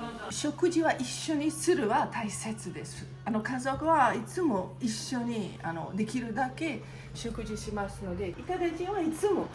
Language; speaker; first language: Japanese; non-native, learner; Italian